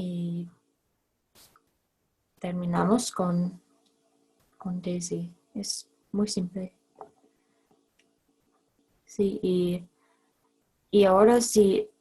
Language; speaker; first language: Spanish; non-native, fluent; English